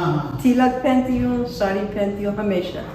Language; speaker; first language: Hindi; non-native, fluent; English